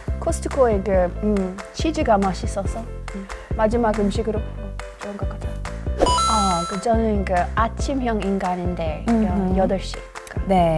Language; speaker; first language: Korean; non-native, learner; English